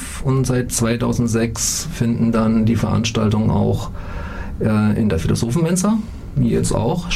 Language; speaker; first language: German; native; German